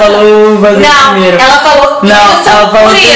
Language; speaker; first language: Portuguese; native; Portuguese